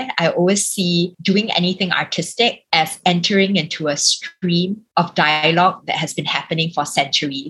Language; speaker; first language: English; native; English